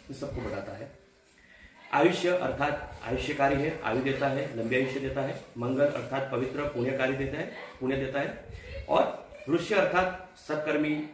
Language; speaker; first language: Hindi; non-native, local second language; Gujarati